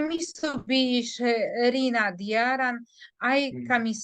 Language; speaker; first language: Arabic; non-native, learner; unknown